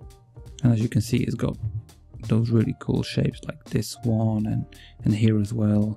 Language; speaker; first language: English; non-native, fluent; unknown